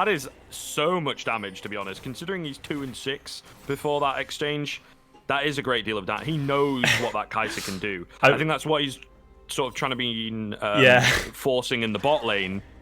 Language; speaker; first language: English; native; English